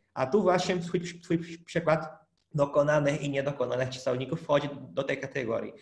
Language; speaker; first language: Polish; non-native, fluent; Portuguese